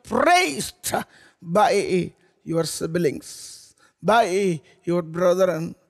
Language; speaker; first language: English; non-native, local second language; Tamil